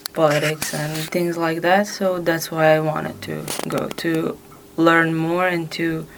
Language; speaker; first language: English; non-native, fluent; Serbian